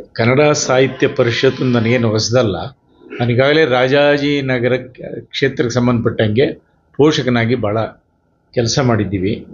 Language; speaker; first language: Kannada; native; Kannada